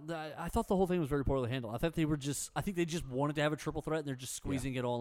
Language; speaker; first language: English; native; English